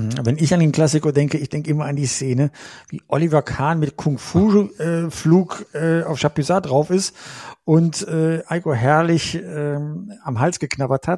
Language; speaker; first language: German; native; German